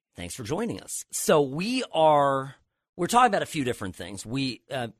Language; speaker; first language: English; native; English